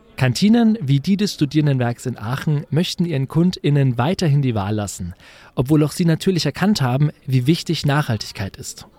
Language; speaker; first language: German; native; German